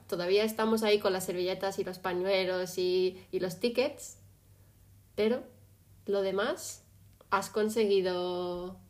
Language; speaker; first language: Spanish; early bilingual, other home language; English